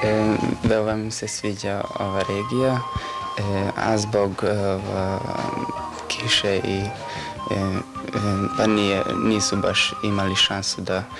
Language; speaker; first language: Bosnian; non-native, local second language; Hungarian